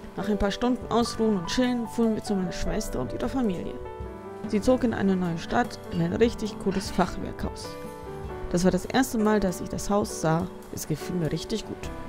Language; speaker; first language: German; native; German